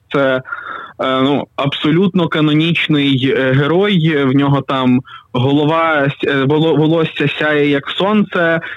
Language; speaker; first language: Ukrainian; native; Ukrainian